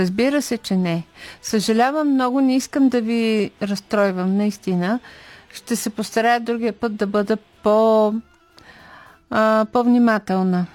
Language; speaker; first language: Bulgarian; native; Bulgarian